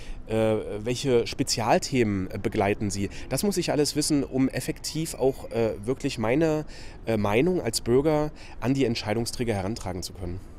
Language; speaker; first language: German; native; German